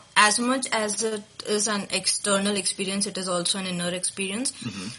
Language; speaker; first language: English; non-native, local second language; Telugu